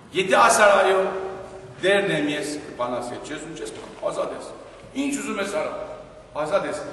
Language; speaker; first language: Armenian; early bilingual, heritage; Armenian